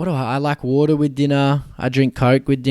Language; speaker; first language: English; native; English